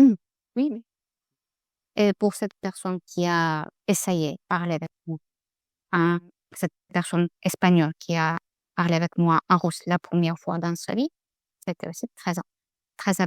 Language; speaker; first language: French; non-native, learner; Russian